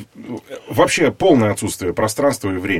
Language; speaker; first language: Russian; native; Russian